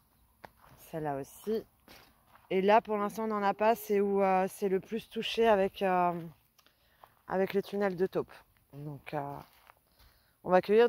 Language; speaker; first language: French; native; French